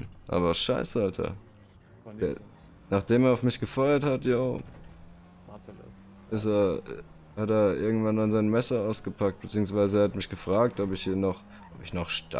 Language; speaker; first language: German; native; German